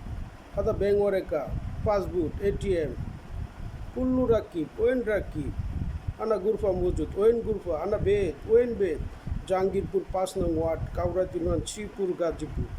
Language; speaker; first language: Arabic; non-native, learner; Bangla